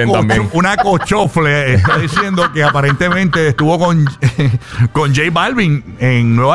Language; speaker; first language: Spanish; native; Spanish